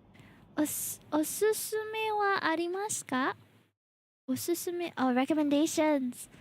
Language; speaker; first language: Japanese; non-native, learner; English